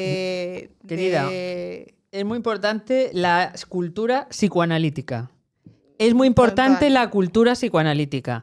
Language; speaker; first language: Spanish; native; Spanish